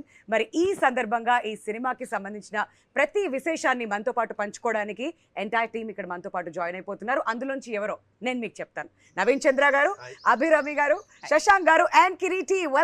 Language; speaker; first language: Telugu; native; Telugu